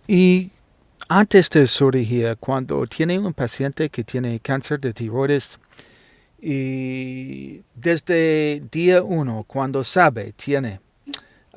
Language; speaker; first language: Spanish; non-native, learner; English